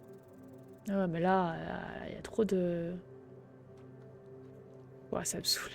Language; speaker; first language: French; native; French